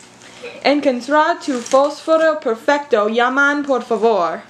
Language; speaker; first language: Spanish; non-native, learner; English